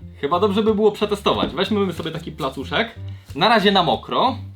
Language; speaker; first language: Polish; native; Polish